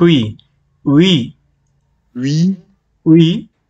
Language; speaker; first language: French; non-native, fluent; Spanish